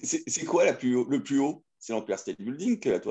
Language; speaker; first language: French; native; French